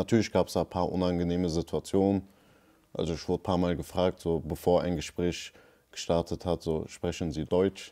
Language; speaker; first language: German; early bilingual, other home language; Turkish